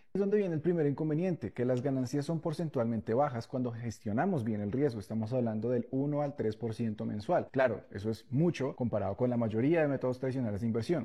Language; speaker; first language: Spanish; native; Spanish